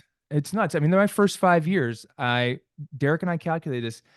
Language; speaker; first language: English; native; English